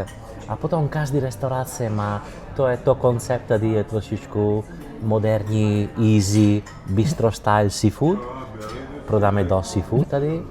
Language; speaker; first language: Czech; non-native, learner; Italian